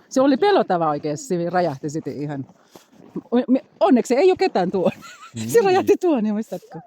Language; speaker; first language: Finnish; non-native, learner; Filipino